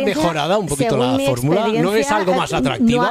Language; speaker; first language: Spanish; native; Spanish